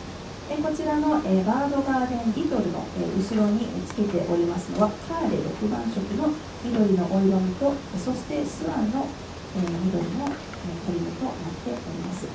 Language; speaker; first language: Japanese; native; Japanese